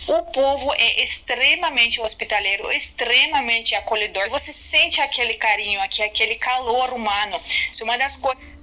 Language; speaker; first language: Portuguese; non-native, fluent; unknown